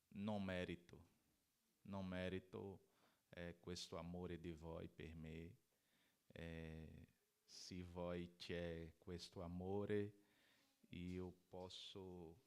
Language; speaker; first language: Italian; non-native, learner; Portuguese